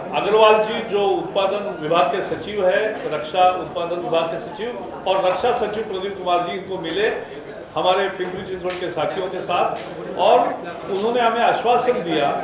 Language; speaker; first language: Hindi; non-native, local second language; Marathi